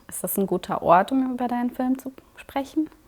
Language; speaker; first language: German; native; German